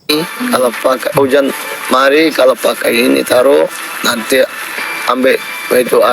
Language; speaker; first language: Indonesian; non-native, learner; Rohingya